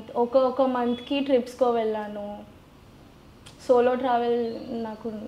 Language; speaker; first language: Telugu; non-native, local second language; Gujarati